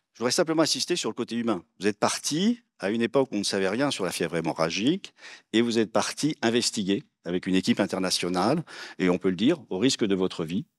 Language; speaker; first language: French; native; French